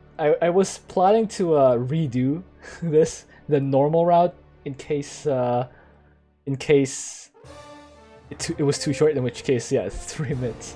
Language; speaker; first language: English; native; English